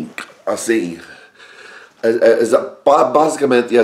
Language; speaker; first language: Portuguese; non-native, learner; English